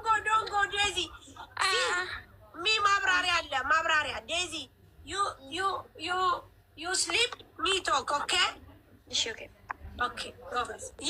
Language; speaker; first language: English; non-native, learner; Amharic